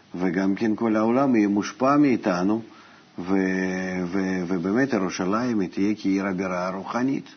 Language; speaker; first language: Hebrew; non-native, fluent; Russian